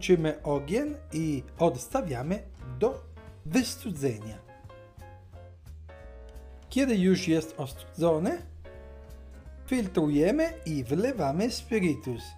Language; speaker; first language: Polish; non-native, learner; Italian